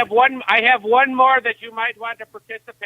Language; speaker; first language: English; native; English